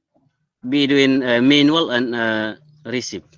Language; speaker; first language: English; non-native, learner; Indonesian